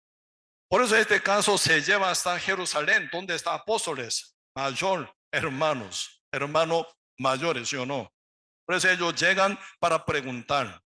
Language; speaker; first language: Spanish; non-native, learner; Korean